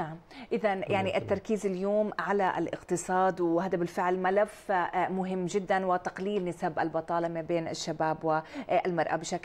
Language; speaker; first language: Arabic; native; Arabic